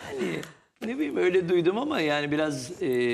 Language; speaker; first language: Turkish; native; Turkish